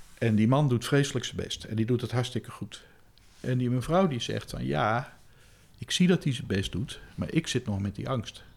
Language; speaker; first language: Dutch; native; Dutch